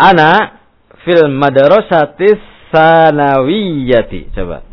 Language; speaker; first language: Arabic; non-native, fluent; Indonesian